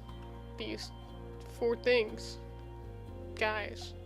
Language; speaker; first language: English; native; English